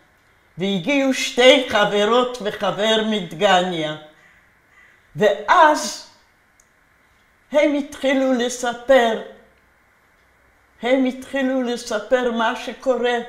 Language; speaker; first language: Hebrew; non-native, fluent; Polish